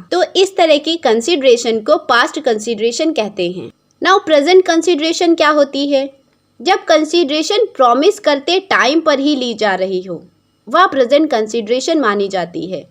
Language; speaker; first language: Hindi; native; Hindi